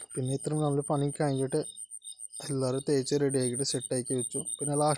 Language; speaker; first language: Malayalam; non-native, learner; Bangla